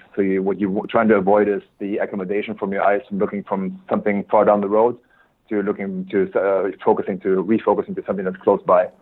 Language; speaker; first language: English; non-native, fluent; German